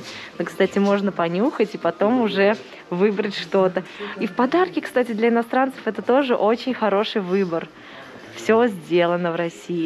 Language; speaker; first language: Russian; native; Russian